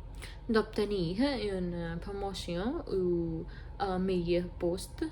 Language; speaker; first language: French; non-native, learner; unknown